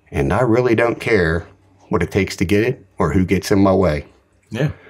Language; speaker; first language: English; native; English